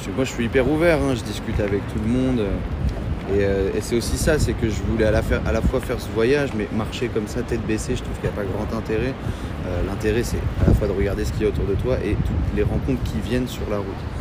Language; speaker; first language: French; native; French